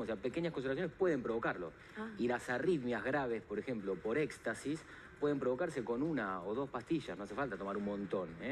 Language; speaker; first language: Spanish; native; Spanish